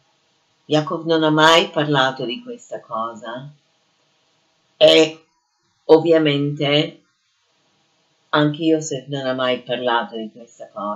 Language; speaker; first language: Italian; non-native, fluent; English